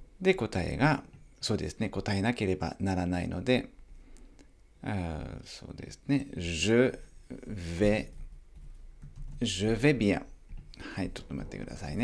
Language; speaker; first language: Japanese; non-native, fluent; French